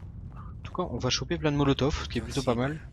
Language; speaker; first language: French; native; French